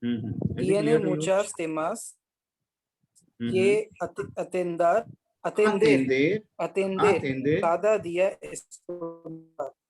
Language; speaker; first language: Spanish; non-native, learner; Hindi